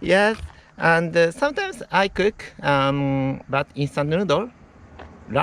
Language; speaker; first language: English; non-native, learner; Japanese